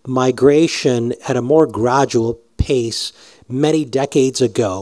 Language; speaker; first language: English; native; English